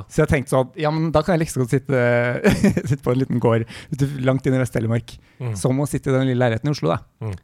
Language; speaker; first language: Norwegian; native; Norwegian